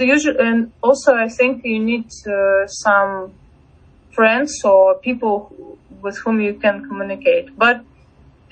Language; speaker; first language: English; non-native, fluent; Russian